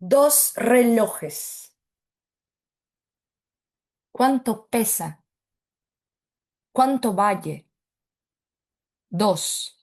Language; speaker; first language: Spanish; non-native, fluent; Portuguese